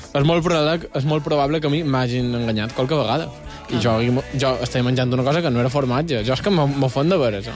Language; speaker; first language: Catalan; native; Catalan